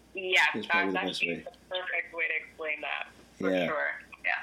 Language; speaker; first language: English; native; English